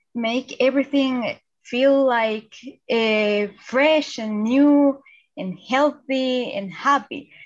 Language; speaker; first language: English; non-native, fluent; Spanish